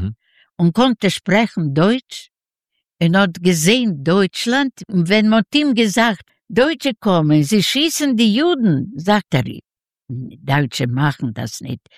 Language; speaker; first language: German; non-native, learner; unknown